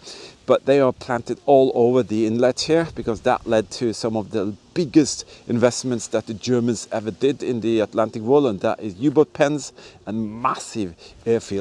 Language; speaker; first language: English; non-native, fluent; Norwegian